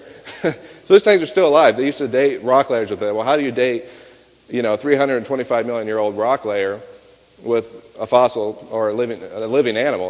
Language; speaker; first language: English; native; English